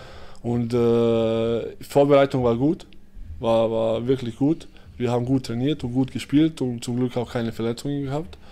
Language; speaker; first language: German; early bilingual, other home language; Bosnian